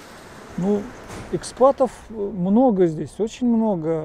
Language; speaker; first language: Russian; native; Russian